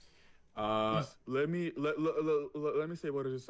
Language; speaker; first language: English; non-native, learner; Russian